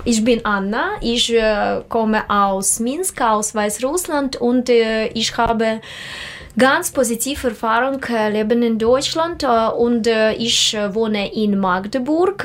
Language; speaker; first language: German; non-native, learner; Russian